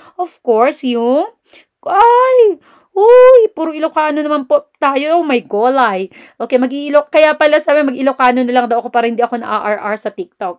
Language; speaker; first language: Filipino; non-native, local second language; Iloko